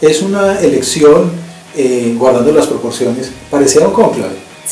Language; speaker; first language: Spanish; native; Spanish